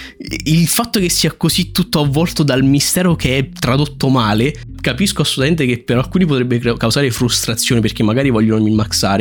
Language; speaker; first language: Italian; native; Italian